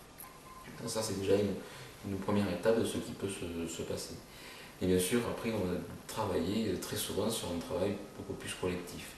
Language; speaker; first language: French; native; French